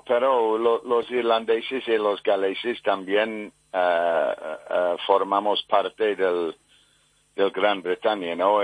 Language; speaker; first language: Spanish; non-native, fluent; English